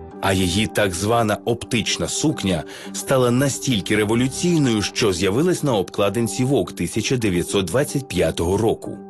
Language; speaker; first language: Ukrainian; native; Ukrainian